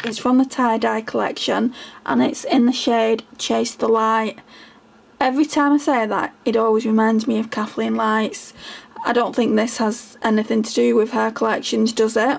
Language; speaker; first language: English; native; English